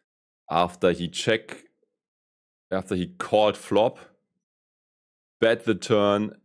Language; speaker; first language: English; non-native, fluent; German